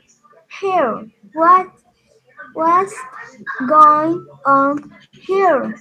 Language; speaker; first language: English; non-native, learner; Spanish